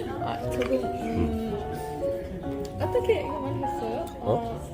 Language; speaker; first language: Korean; non-native, learner; Russian